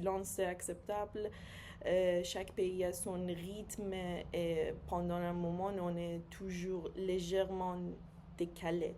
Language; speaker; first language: French; non-native, fluent; Persian